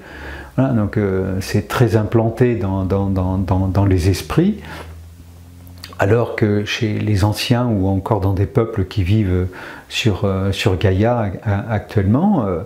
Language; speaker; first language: French; native; French